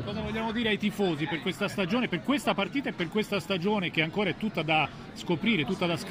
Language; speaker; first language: Italian; native; Italian